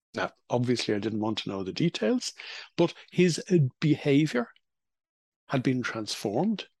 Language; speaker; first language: English; native; English